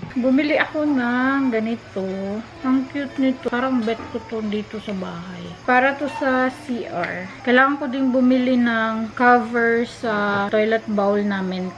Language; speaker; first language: Filipino; non-native, local second language; Cebuano